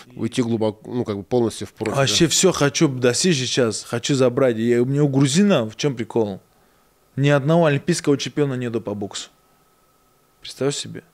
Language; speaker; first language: Russian; native; Russian